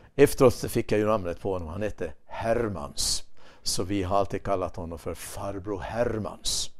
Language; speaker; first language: Swedish; native; Swedish